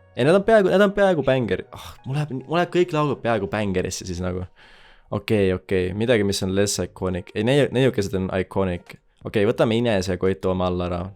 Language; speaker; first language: Estonian; native; Estonian